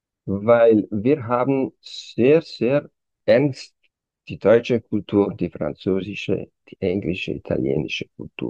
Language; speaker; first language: German; non-native, fluent; Romanian